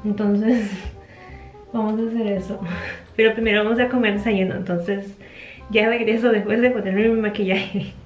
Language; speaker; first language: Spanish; early bilingual, heritage; Spanish